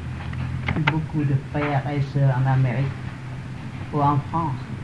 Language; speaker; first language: French; non-native, learner; Vietnamese